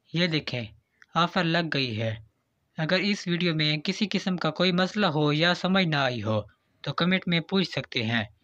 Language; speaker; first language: Urdu; native; Urdu